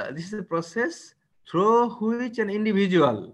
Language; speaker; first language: English; non-native, local second language; Bangla